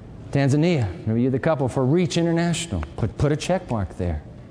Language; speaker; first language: English; early bilingual, other home language; Japanese